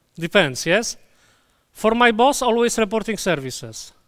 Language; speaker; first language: English; non-native, fluent; Polish